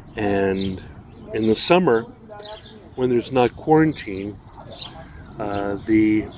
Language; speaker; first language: English; native; English